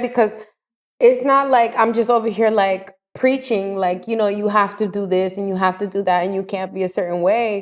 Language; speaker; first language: English; native; English